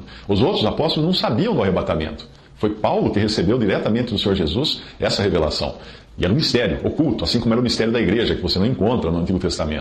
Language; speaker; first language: Portuguese; native; Portuguese